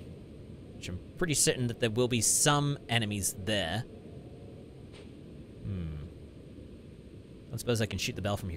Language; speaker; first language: English; native; English